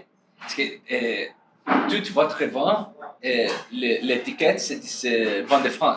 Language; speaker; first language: French; non-native, learner; Portuguese